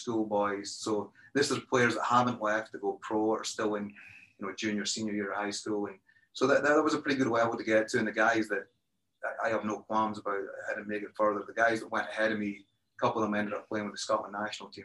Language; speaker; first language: English; native; English